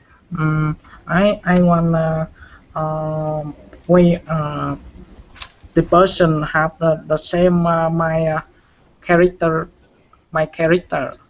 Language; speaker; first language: English; non-native, learner; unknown